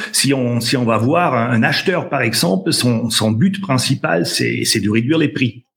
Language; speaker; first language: French; native; French